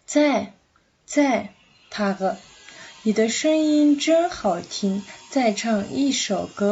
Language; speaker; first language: Chinese; non-native, fluent; Kazakh